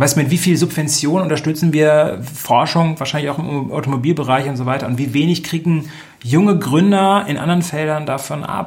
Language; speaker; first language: German; native; German